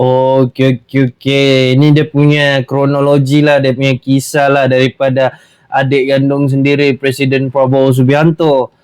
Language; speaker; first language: Malay; native; Malay